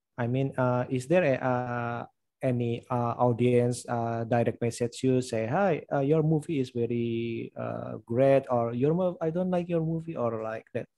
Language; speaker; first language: English; non-native, learner; Indonesian